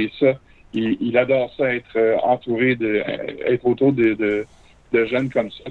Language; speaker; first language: French; native; French